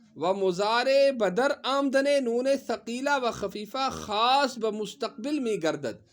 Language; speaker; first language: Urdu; non-native, local second language; Kashmiri